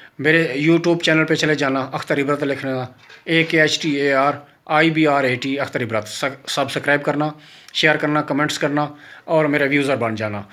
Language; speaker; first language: Urdu; non-native, local second language; Saraiki